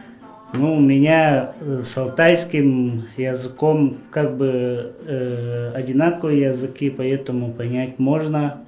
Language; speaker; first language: Russian; non-native, local second language; Tuvinian